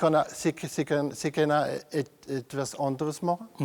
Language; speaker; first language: German; non-native, local second language; French